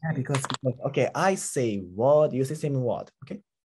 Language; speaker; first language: English; non-native, fluent; Japanese